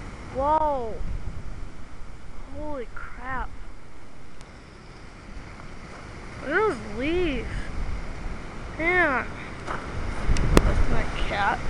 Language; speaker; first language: English; native; English